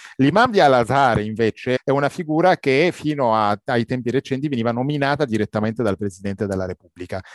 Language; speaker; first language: Italian; non-native, fluent; Arabic